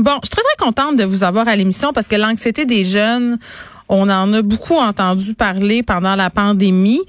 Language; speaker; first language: French; native; French